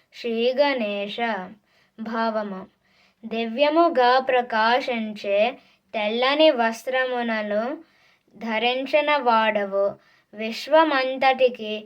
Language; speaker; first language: Telugu; early bilingual, heritage; Telugu